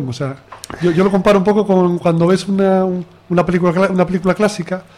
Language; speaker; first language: Spanish; native; Spanish